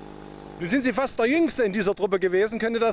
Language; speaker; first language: German; native; German